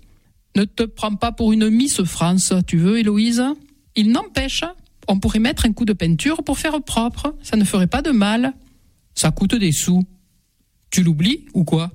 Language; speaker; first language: French; native; French